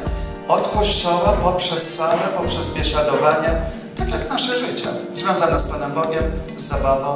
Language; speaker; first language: Polish; native; Polish